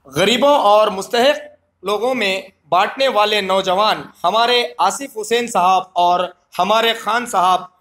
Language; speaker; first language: Hindi; non-native, local second language; Urdu